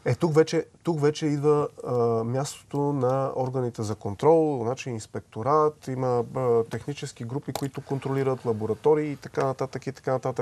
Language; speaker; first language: Bulgarian; native; Bulgarian